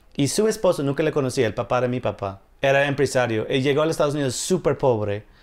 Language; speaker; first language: Spanish; non-native, fluent; English